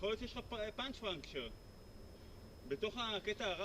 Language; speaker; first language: Hebrew; native; Hebrew